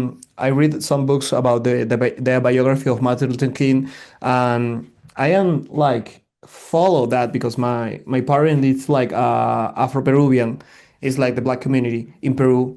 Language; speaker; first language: English; non-native, learner; Spanish